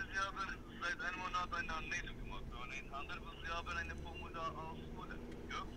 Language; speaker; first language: German; non-native, learner; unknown